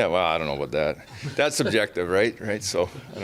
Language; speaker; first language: English; native; English